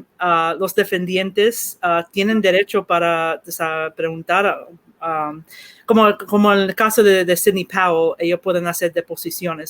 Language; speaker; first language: Spanish; early bilingual, heritage; Spanish